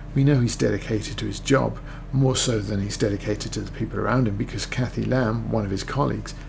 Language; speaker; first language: English; native; English